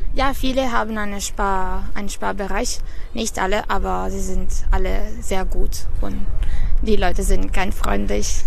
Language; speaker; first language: German; non-native, learner; Italian